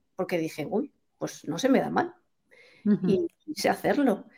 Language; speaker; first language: Spanish; native; Spanish